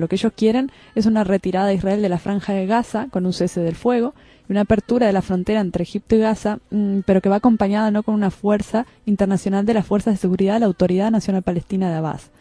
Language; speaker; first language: Spanish; native; Spanish